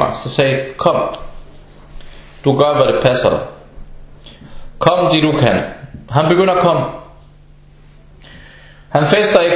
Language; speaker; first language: Danish; non-native, local second language; Arabic